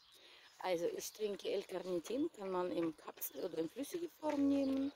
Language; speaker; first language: German; non-native, fluent; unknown